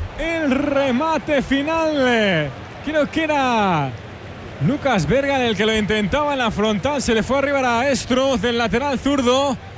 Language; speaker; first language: Spanish; native; Spanish